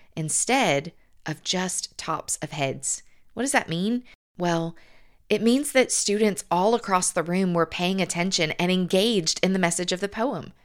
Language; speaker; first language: English; native; English